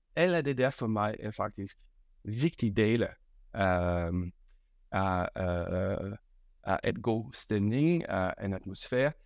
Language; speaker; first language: Danish; non-native, fluent; French